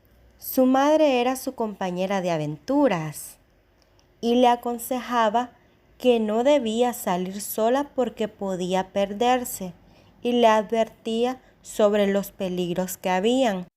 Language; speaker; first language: Spanish; native; Spanish